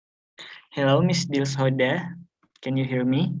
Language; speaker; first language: English; non-native, fluent; Indonesian